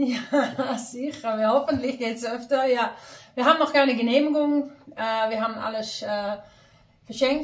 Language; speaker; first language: German; non-native, learner; Dutch